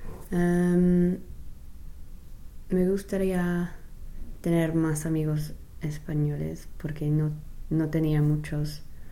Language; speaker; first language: Spanish; non-native, learner; English